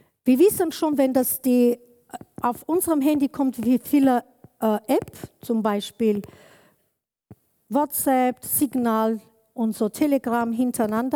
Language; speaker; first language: German; non-native, learner; Kurdish